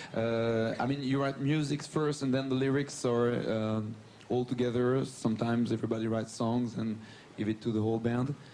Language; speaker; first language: English; non-native, fluent; French